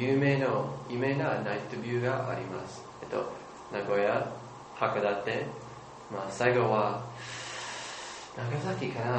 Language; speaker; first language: Japanese; non-native, learner; English